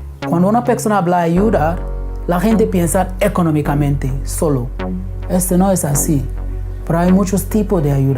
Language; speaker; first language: Spanish; non-native, local second language; English